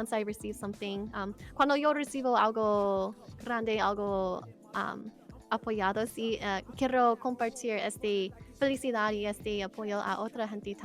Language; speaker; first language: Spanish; non-native, learner; English